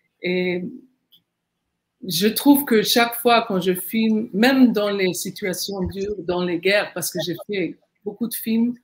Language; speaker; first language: French; non-native, fluent; Arabic